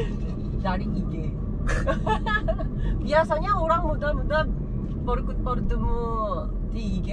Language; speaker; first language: Indonesian; non-native, learner; Korean